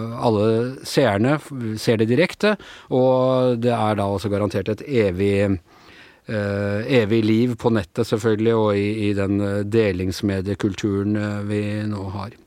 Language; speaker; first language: Norwegian; native; Norwegian